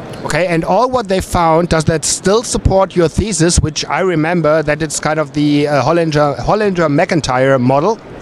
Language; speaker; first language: English; non-native, fluent; German